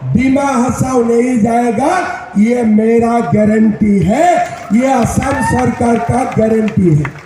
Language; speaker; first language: Hindi; non-native, local second language; Assamese